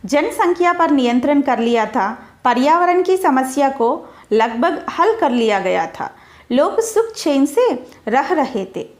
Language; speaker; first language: Hindi; non-native, local second language; Telugu